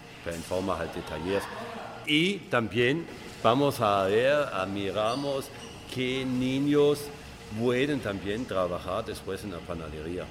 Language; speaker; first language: Spanish; non-native, fluent; German